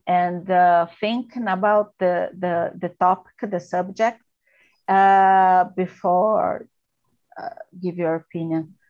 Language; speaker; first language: English; non-native, learner; Portuguese